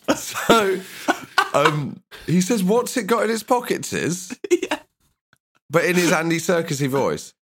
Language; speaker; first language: English; native; English